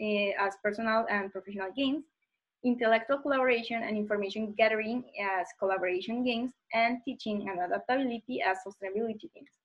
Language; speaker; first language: English; non-native, fluent; Spanish